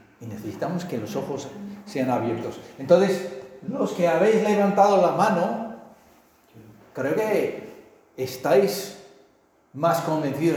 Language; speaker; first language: Spanish; non-native, fluent; English